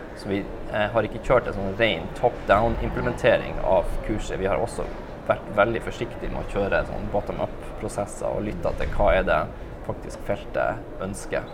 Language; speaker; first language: Norwegian; native; Norwegian